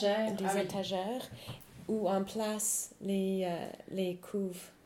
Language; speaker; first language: French; non-native, fluent; English